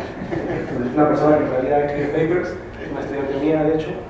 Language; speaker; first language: Spanish; native; Spanish